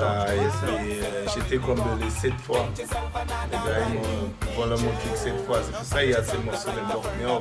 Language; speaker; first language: French; non-native, fluent; English